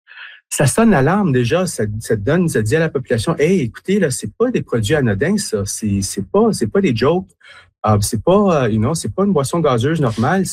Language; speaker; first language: French; native; French